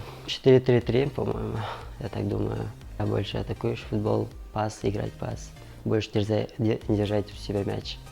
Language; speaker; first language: Russian; non-native, local second language; Kyrgyz